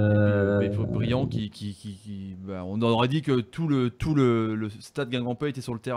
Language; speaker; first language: French; native; French